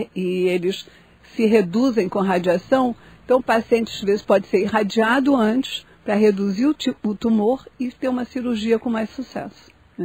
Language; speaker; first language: Portuguese; native; Portuguese